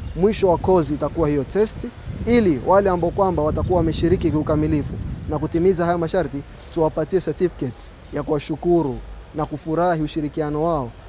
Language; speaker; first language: Swahili; native; Swahili